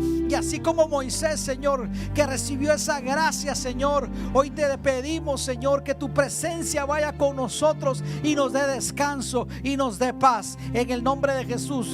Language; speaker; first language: Spanish; native; Spanish